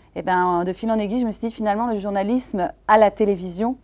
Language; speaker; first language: French; native; French